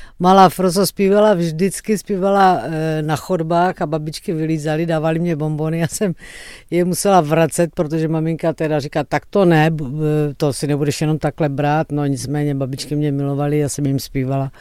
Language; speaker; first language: Czech; early bilingual, other home language; Greek